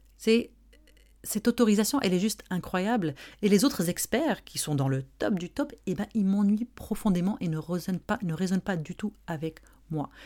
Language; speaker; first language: French; non-native, local second language; Arabic